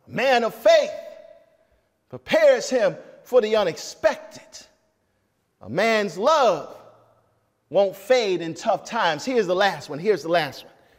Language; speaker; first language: English; native; English